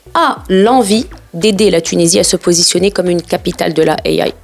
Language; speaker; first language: French; non-native, local second language; Arabic